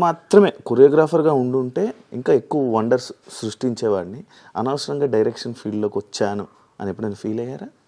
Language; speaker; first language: Telugu; native; Telugu